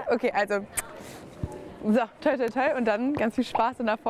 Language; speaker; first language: German; native; German